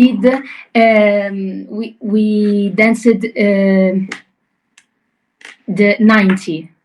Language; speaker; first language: English; non-native, learner; Italian